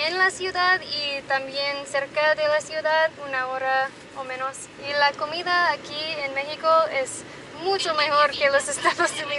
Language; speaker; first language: Spanish; non-native, learner; English